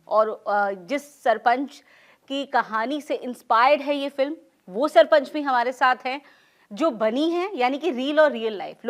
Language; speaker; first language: Hindi; native; Hindi